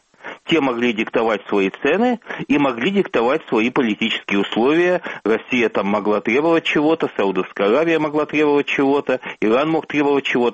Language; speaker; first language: Russian; native; Russian